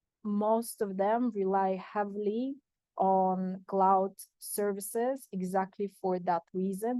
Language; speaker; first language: English; non-native, fluent; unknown